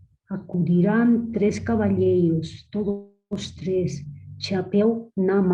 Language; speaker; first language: Portuguese; non-native, learner; Spanish